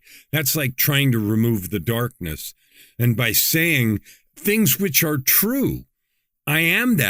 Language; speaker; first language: English; native; English